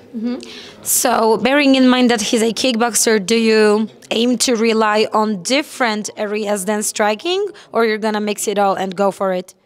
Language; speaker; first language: English; non-native, fluent; Polish